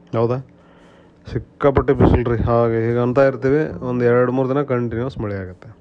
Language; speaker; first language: Kannada; native; Kannada